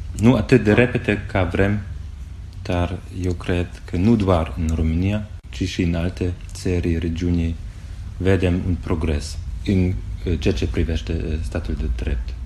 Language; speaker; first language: Romanian; non-native, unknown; German